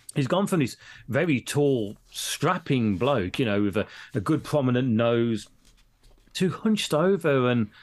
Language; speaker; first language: English; native; English